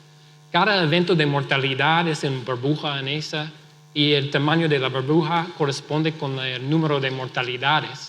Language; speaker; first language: Spanish; non-native, fluent; English